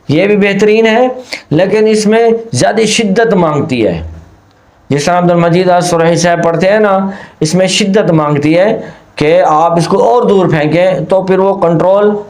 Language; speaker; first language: Urdu; non-native, local second language; Punjabi